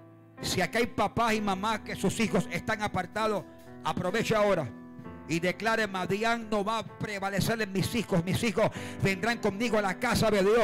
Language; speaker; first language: Spanish; native; Spanish